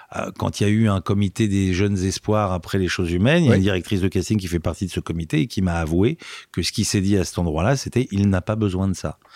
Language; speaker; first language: French; native; French